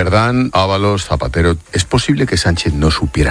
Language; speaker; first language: Spanish; native; Spanish